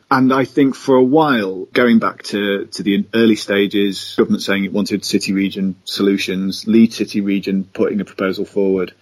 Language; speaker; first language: English; native; English